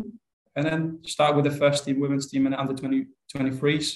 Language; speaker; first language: English; non-native, fluent; Polish